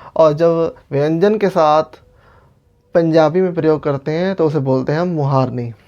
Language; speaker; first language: Hindi; non-native, local second language; Punjabi